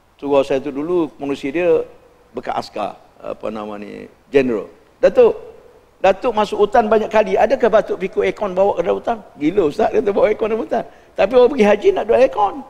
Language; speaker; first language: Malay; native; Malay